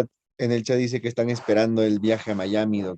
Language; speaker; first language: Spanish; native; Spanish